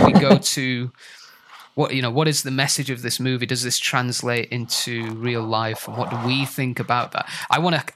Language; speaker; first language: English; native; English